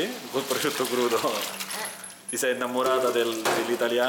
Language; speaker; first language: Italian; native; Italian